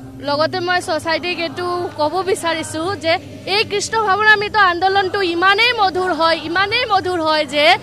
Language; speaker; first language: Assamese; native; Assamese